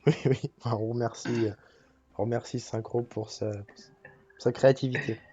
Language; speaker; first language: French; native; French